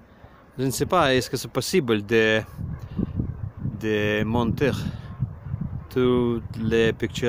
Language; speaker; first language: French; non-native, learner; Ukrainian